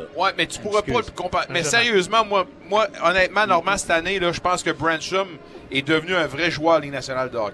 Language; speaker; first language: French; native; French